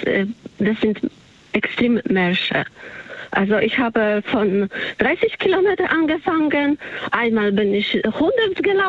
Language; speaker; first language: German; non-native, fluent; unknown